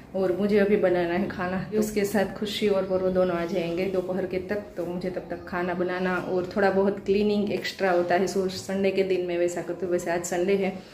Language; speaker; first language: Hindi; non-native, local second language; Gujarati